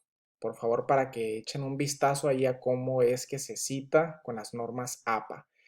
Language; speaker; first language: Spanish; native; Spanish